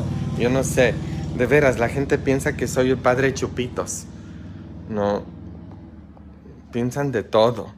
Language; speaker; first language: Spanish; non-native, fluent; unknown